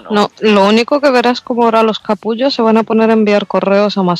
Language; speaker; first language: Spanish; native; Spanish